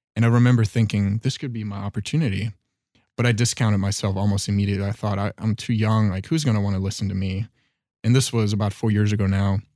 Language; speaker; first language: English; non-native, fluent; German